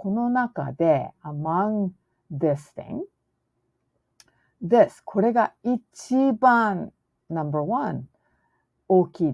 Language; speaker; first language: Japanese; non-native, fluent; English